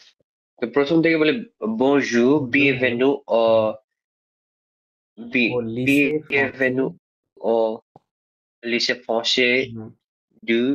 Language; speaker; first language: French; non-native, learner; Bangla